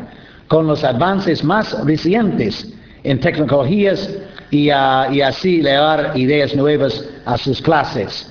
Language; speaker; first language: Spanish; non-native, fluent; English